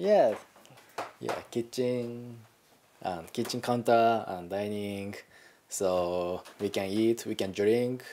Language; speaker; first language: English; non-native, learner; Japanese